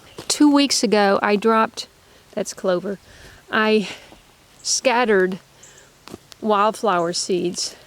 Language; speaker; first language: English; native; English